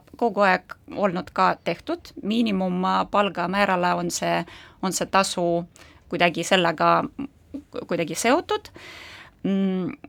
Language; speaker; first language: Estonian; non-native, local second language; Russian